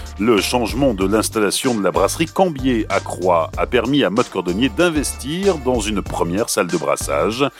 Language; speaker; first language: French; native; French